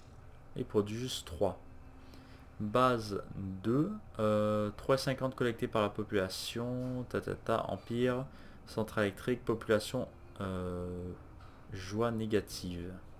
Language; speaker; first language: French; native; French